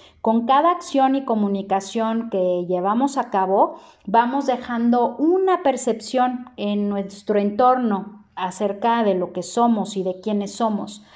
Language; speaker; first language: Spanish; native; Spanish